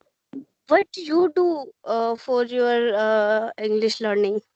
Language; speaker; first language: English; non-native, learner; Hindi